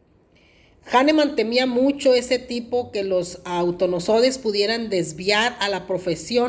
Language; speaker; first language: Spanish; native; Spanish